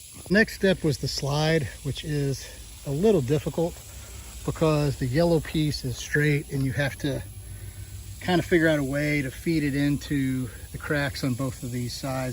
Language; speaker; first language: English; native; English